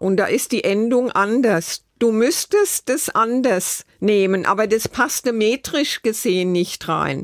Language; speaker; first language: German; native; German